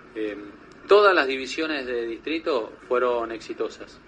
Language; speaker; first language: Spanish; native; Spanish